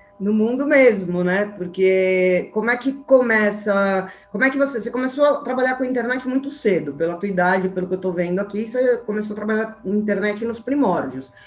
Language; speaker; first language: Portuguese; native; Portuguese